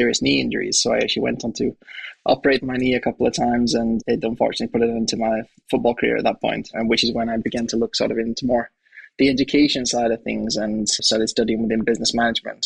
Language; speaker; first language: English; native; English